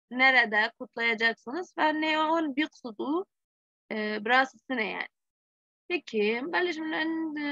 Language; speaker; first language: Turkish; non-native, fluent; Arabic